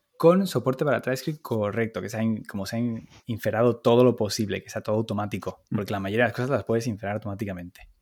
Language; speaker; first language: Spanish; native; Spanish